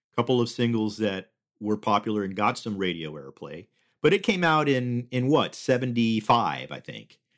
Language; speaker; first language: English; early bilingual, other home language; Spanish